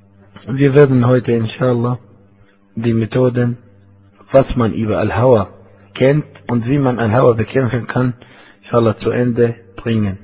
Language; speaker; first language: German; non-native, fluent; Arabic